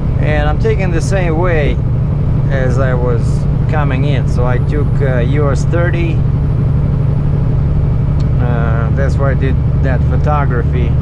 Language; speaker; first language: English; non-native, fluent; Russian